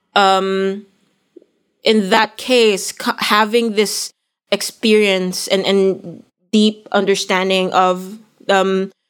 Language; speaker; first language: English; non-native, local second language; Filipino